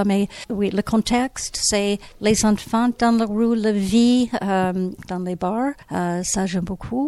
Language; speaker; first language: French; non-native, learner; English